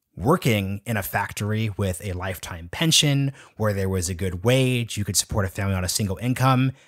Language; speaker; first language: English; native; English